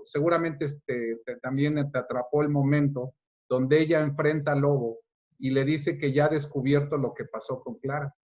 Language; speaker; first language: Spanish; native; Spanish